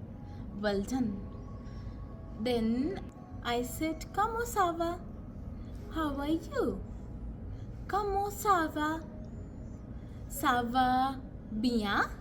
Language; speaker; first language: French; non-native, fluent; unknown